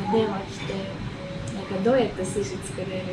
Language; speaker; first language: Japanese; non-native, fluent; Russian